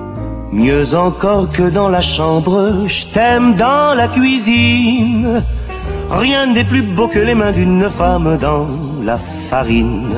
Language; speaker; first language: French; non-native, fluent; Portuguese